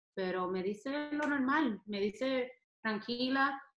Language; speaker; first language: Spanish; non-native, fluent; English